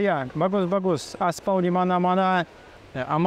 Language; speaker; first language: Indonesian; non-native, learner; Russian